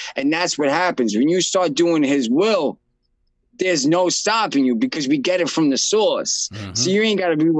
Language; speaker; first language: English; native; English